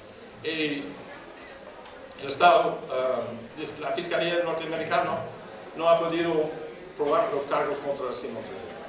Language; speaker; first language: Spanish; non-native, fluent; English